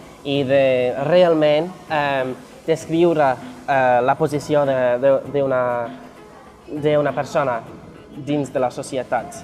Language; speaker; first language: Catalan; non-native, fluent; English